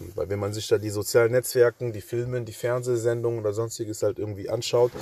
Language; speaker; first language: German; early bilingual, other home language; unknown